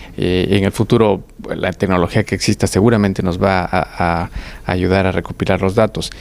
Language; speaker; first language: Spanish; native; Spanish